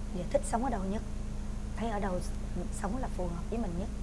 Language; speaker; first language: Vietnamese; native; Vietnamese